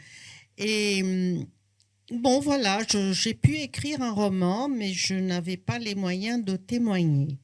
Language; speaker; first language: French; non-native, fluent; Portuguese